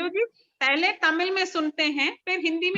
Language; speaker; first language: Hindi; non-native, local second language; Tamil